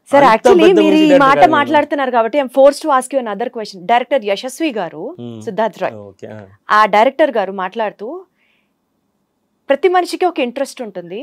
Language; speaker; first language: Telugu; native; Telugu